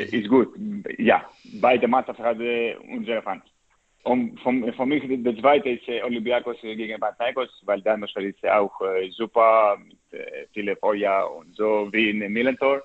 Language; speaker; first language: German; non-native, learner; Greek